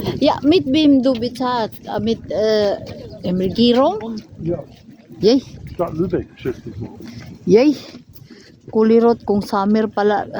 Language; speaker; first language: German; non-native, learner; Cebuano